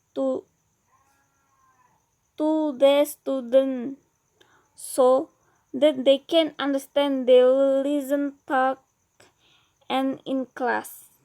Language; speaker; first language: English; non-native, learner; Indonesian